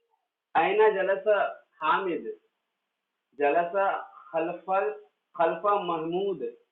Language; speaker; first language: Arabic; non-native, fluent; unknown